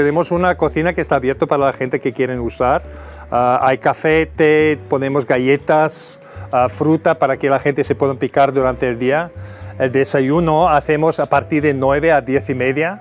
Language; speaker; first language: Spanish; non-native, fluent; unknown